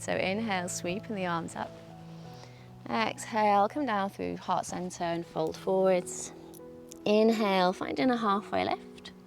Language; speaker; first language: English; native; English